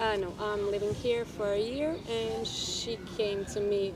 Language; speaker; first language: English; non-native, fluent; Croatian